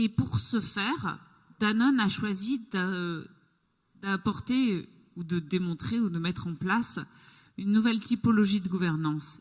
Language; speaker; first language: French; native; French